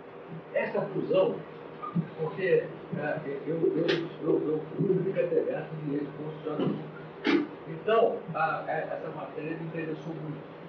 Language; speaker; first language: Portuguese; native; Portuguese